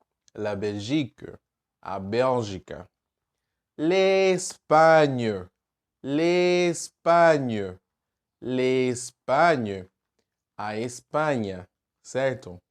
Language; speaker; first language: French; non-native, fluent; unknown